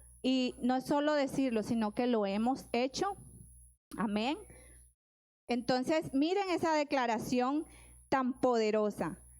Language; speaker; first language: Spanish; native; Spanish